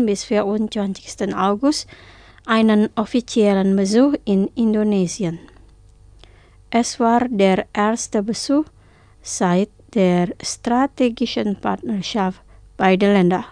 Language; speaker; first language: German; non-native, fluent; Indonesian